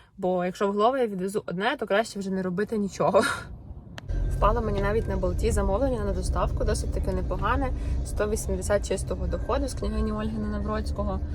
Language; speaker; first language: Ukrainian; non-native, local second language; Russian